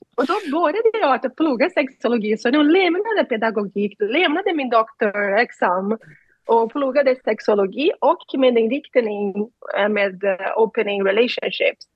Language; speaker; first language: Swedish; non-native, learner; Portuguese